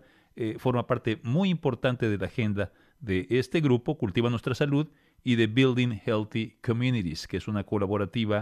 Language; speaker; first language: Spanish; native; Spanish